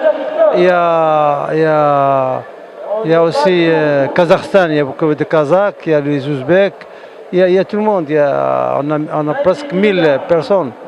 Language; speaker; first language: French; non-native, local second language; Arabic